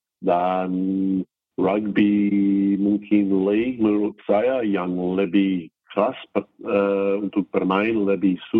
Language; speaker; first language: Indonesian; non-native, fluent; English